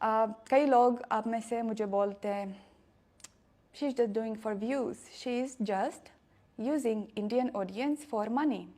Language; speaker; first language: Hindi; non-native, fluent; Russian